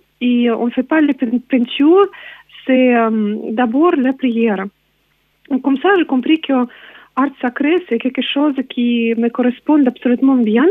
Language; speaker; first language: French; non-native, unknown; Russian